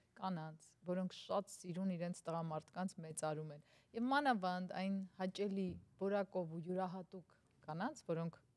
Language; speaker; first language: Armenian; native; Armenian